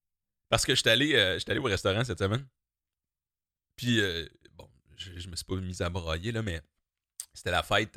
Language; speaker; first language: French; native; French